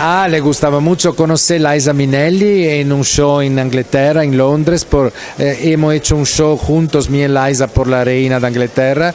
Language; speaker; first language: Spanish; non-native, fluent; Italian